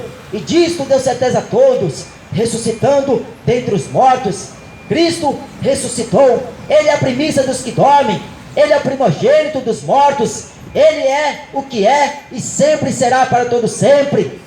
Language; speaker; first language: Portuguese; native; Portuguese